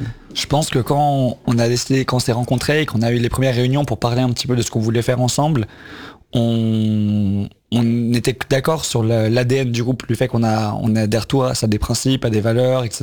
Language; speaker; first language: French; native; French